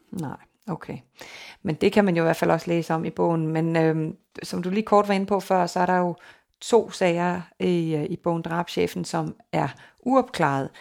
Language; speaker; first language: Danish; native; Danish